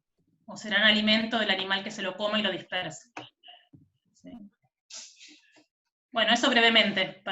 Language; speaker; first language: Spanish; native; Spanish